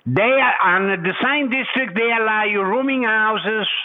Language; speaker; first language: English; non-native, fluent; Italian